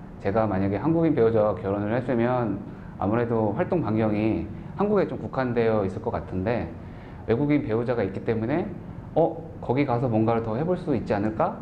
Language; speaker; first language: Korean; native; Korean